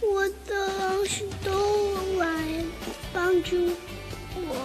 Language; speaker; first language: Chinese; non-native, learner; English